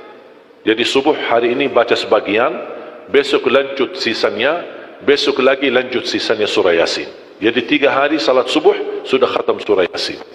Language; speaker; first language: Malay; non-native, fluent; Arabic